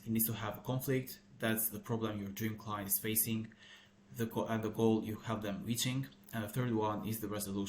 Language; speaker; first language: English; non-native, fluent; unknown